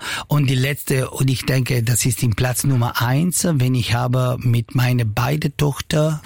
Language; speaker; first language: German; non-native, local second language; Italian